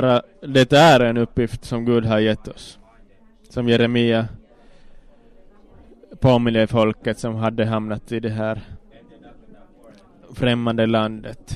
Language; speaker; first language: Swedish; non-native, local second language; Finnish